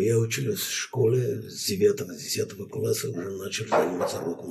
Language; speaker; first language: Russian; non-native, fluent; Armenian